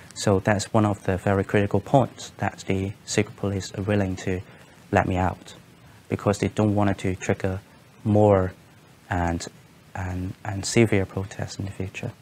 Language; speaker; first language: English; non-native, local second language; Cantonese